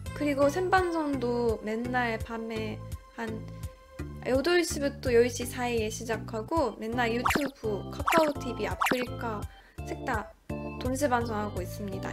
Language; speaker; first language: Korean; non-native, fluent; Japanese